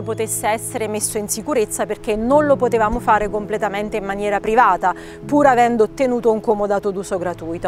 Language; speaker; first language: Italian; native; Italian